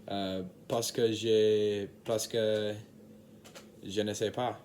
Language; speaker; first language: French; non-native, learner; English